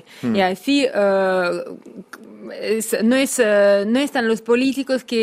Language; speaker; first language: Spanish; non-native, fluent; Russian